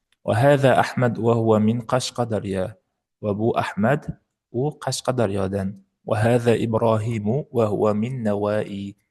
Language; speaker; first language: Arabic; non-native, fluent; Uzbek